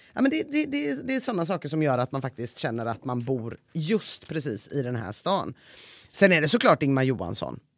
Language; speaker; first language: Swedish; native; Swedish